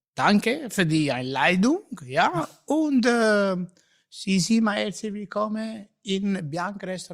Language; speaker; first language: German; non-native, learner; Italian